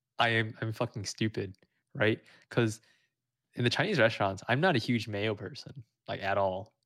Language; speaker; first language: English; early bilingual, other home language; Vietnamese